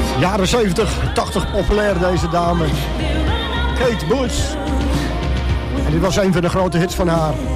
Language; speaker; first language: Dutch; native; Dutch